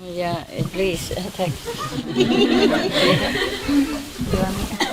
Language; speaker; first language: English; non-native, fluent; Vietnamese